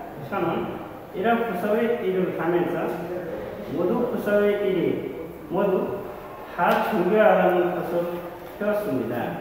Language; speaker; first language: Korean; non-native, learner; Nepali